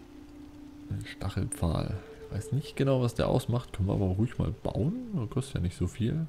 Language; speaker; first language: German; native; German